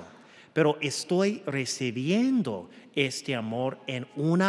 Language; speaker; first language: Spanish; early bilingual, heritage; English